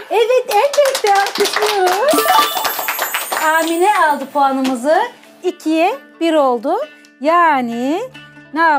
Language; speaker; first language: Turkish; native; Turkish